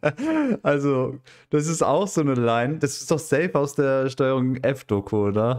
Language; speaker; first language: German; native; German